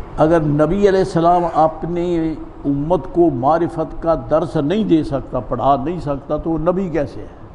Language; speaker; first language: Urdu; non-native, local second language; Punjabi